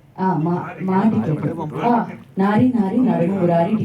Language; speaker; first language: Telugu; native; Telugu